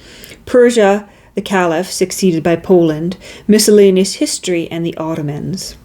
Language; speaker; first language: English; native; English